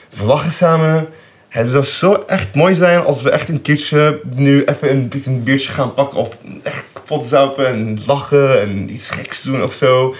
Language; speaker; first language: Dutch; non-native, fluent; Arabic